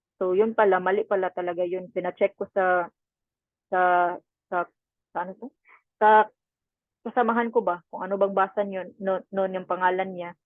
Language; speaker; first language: Filipino; non-native, local second language; Cebuano